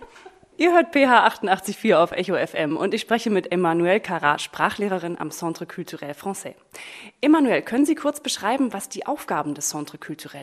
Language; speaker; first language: German; native; German